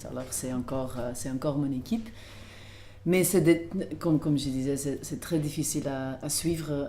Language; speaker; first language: French; non-native, local second language; Dutch